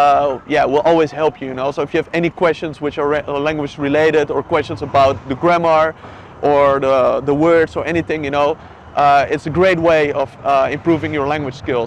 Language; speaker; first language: English; non-native, fluent; Dutch